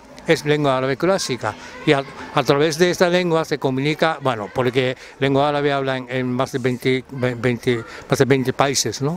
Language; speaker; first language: Spanish; non-native, fluent; Japanese